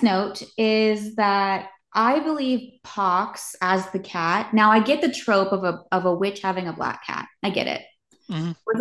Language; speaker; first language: English; native; English